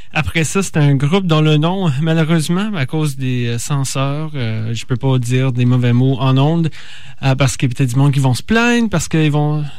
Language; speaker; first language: French; native; French